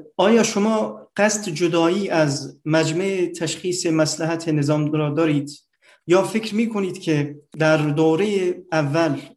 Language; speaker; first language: Persian; non-native, fluent; Turkish